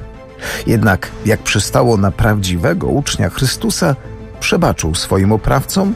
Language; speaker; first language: Polish; native; Polish